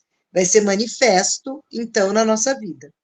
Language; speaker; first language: Portuguese; native; Portuguese